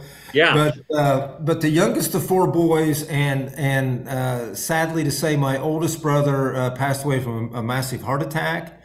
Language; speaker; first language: English; native; English